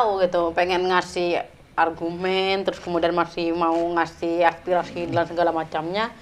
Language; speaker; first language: Indonesian; native; Indonesian